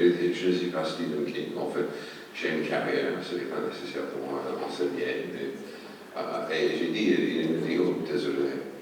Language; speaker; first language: French; non-native, fluent; English